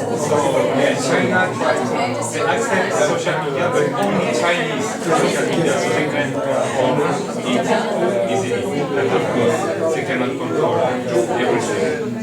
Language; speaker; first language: English; non-native, fluent; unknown